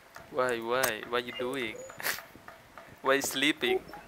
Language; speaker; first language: English; non-native, learner; Indonesian